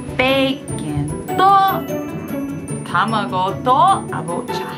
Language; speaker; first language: Japanese; non-native, learner; English